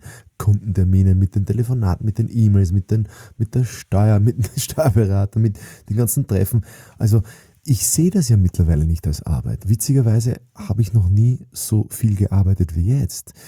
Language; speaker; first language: German; native; German